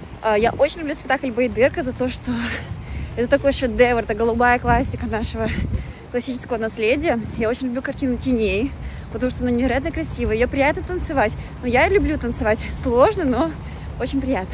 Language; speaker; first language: Russian; native; Russian